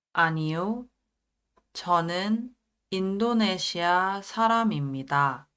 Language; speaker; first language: Korean; non-native, learner; Indonesian